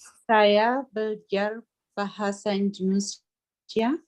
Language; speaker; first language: Indonesian; non-native, learner; Arabic